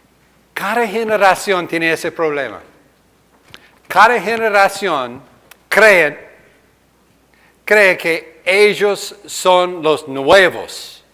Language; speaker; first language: Spanish; non-native, fluent; English